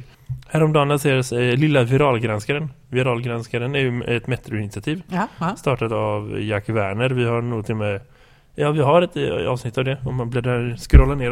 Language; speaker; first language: Swedish; native; Swedish